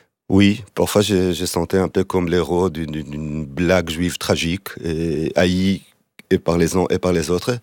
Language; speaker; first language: French; non-native, fluent; Hebrew